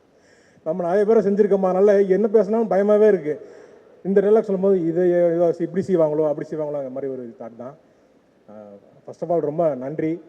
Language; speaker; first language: Tamil; native; Tamil